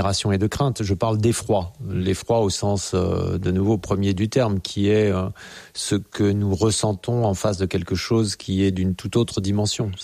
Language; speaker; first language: French; native; French